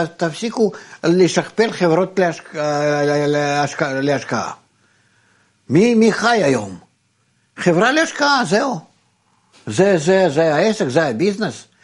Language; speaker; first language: Hebrew; non-native, fluent; Russian